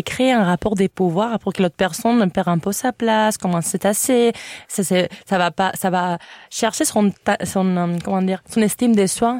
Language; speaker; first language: French; non-native, fluent; Spanish